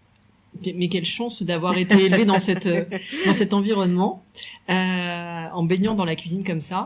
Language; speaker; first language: French; native; French